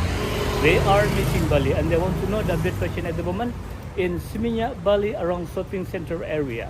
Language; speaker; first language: English; non-native, local second language; Indonesian